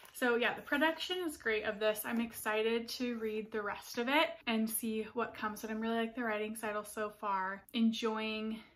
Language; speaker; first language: English; native; English